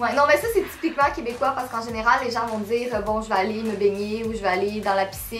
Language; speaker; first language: French; native; French